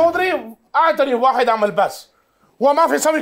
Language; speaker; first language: Arabic; non-native, learner; Urdu